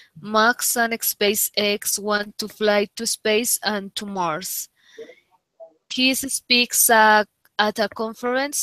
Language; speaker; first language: English; non-native, learner; Spanish